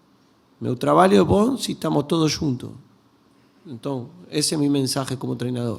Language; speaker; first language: Portuguese; non-native, learner; Spanish